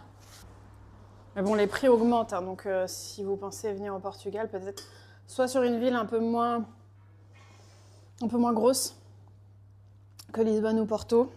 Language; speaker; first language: French; native; French